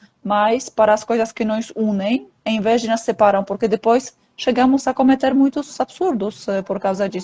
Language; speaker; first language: Portuguese; non-native, fluent; Polish